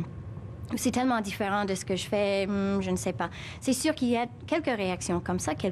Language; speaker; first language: French; non-native, fluent; English